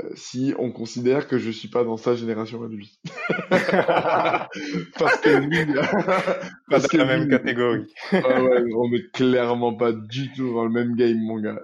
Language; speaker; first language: French; native; French